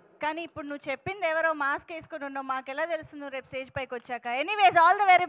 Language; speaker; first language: Telugu; native; Telugu